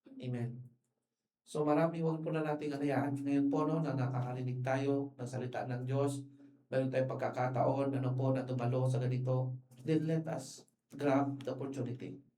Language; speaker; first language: Filipino; non-native, local second language; Iloko